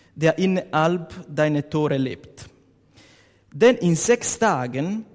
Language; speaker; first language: German; non-native, learner; Italian